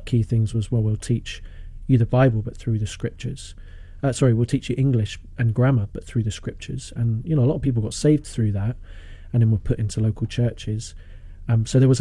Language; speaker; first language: English; native; English